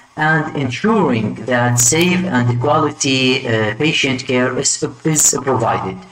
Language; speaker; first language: English; non-native, fluent; Arabic